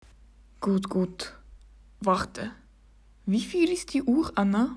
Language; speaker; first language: German; non-native, learner; Norwegian